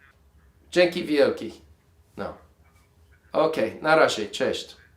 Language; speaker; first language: Polish; non-native, fluent; English